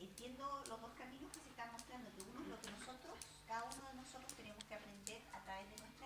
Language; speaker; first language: Spanish; native; Spanish